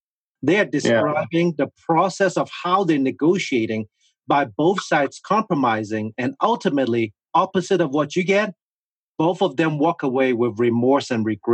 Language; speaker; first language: English; non-native, local second language; Cantonese